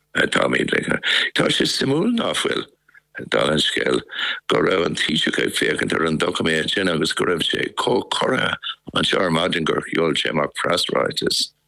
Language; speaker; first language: Irish; native; Irish